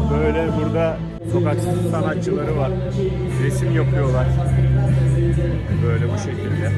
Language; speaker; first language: Turkish; native; Turkish